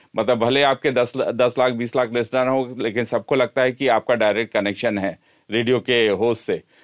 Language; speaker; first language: Hindi; native; Hindi